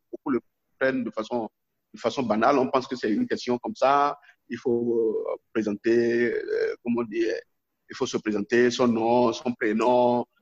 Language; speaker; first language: French; non-native, local second language; Yoruba